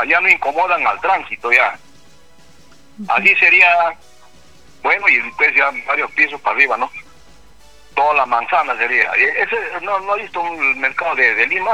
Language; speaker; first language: Spanish; native; Spanish